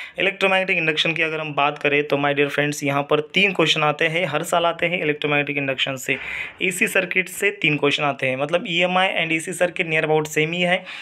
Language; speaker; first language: Hindi; non-native, local second language; Marathi